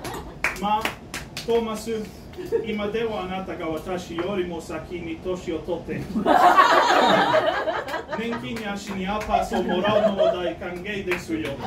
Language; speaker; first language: Japanese; non-native, learner; English